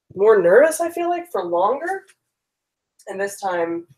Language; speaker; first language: English; native; English